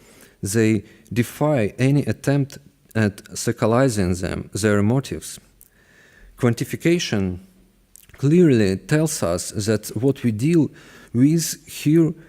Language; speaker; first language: English; non-native, fluent; Russian